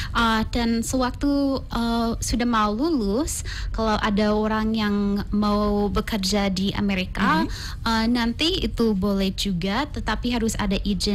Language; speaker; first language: Indonesian; non-native, fluent; English